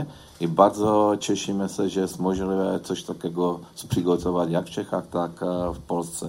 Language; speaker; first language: Polish; non-native, learner; Czech